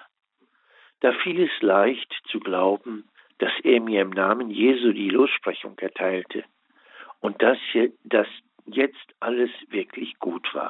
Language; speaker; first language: German; native; German